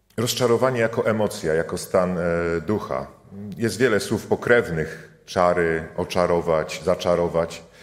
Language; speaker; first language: Polish; native; Polish